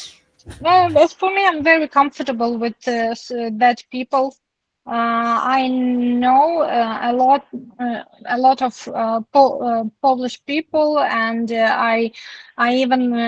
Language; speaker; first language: English; non-native, learner; Ukrainian